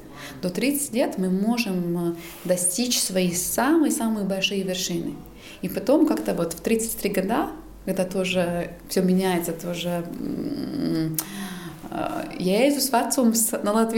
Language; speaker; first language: Russian; non-native, local second language; Latvian